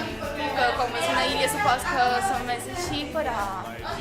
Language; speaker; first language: Catalan; early bilingual, other home language; Portuguese